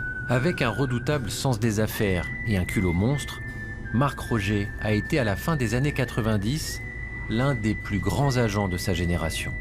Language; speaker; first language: French; native; French